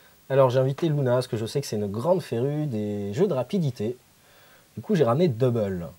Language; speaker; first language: French; native; French